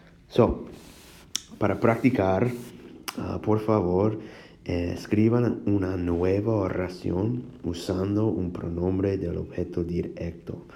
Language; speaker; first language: Spanish; non-native, fluent; English